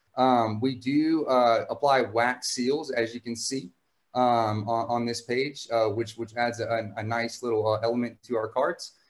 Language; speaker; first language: English; native; English